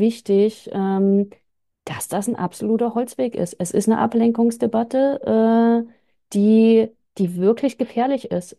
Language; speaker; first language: German; native; German